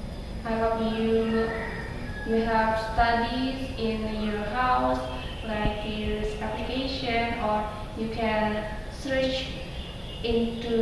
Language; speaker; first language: English; non-native, learner; Indonesian